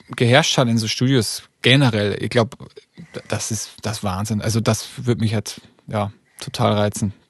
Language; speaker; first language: German; native; German